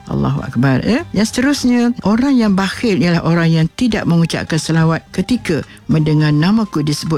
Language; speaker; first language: Malay; native; Malay